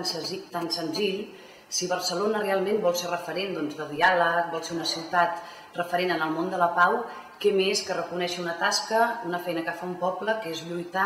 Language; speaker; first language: Catalan; native; Catalan